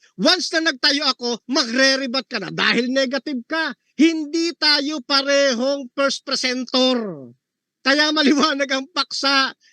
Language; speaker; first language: Filipino; native; Filipino